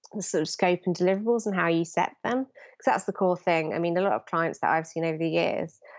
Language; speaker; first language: English; native; English